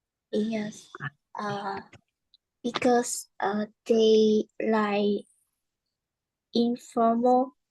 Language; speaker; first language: English; non-native, learner; Vietnamese